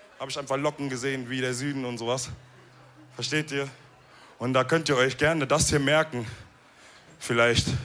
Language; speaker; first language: German; early bilingual, other home language; Wolof